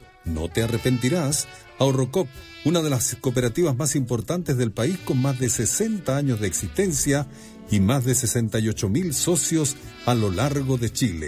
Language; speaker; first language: Spanish; native; Spanish